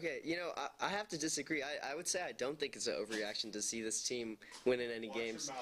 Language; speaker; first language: English; native; English